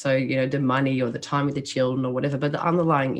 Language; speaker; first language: English; non-native, fluent; Dutch